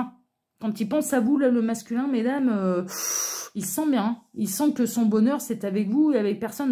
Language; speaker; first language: French; native; French